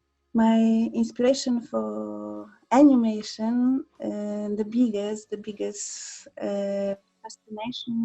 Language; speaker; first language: English; non-native, learner; Polish